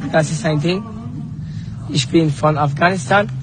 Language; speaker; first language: German; non-native, learner; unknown